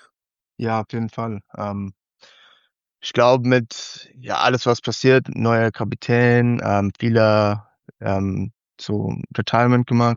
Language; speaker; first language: German; non-native, learner; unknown